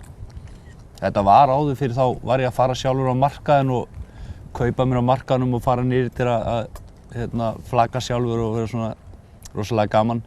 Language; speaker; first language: Icelandic; native; Icelandic